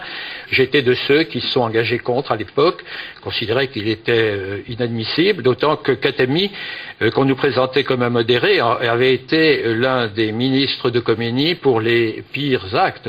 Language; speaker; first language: French; native; French